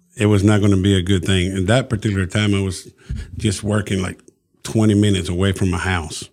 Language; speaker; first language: English; early bilingual, other home language; Spanish